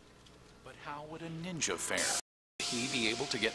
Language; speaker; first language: English; native; English